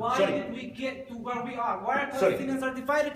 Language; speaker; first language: English; non-native, fluent; Arabic